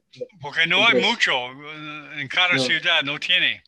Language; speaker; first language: Spanish; non-native, learner; English